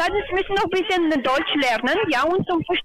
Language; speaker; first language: German; non-native, learner; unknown